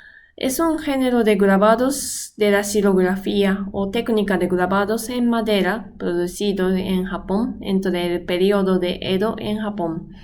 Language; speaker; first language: Spanish; non-native, fluent; Japanese